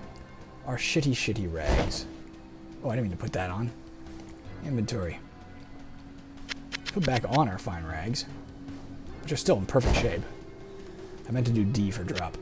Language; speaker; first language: English; native; English